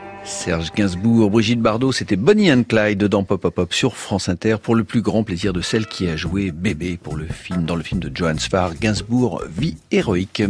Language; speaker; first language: French; native; French